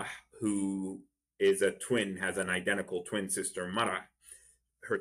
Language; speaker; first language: English; non-native, fluent; Arabic